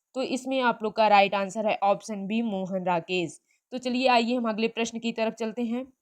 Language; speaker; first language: Hindi; native; Hindi